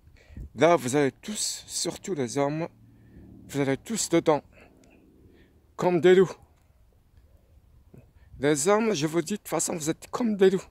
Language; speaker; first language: French; non-native, fluent; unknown